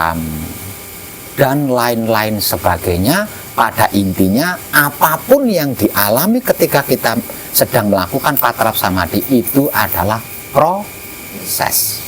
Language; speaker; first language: Indonesian; non-native, local second language; Javanese